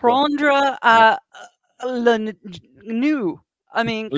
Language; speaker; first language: French; non-native, learner; English